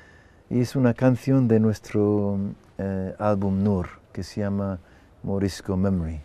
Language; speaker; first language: Spanish; non-native, fluent; English